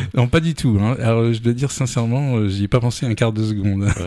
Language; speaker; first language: French; native; French